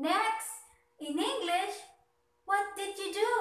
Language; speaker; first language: English; non-native, local second language; Cebuano